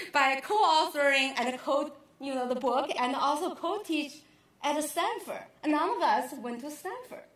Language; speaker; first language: English; non-native, fluent; Chinese